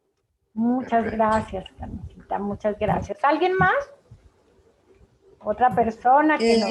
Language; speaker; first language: Spanish; native; Spanish